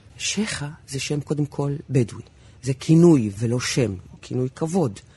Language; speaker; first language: Hebrew; non-native, local second language; Arabic